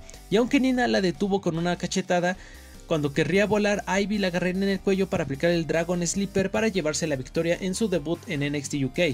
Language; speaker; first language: Spanish; native; Spanish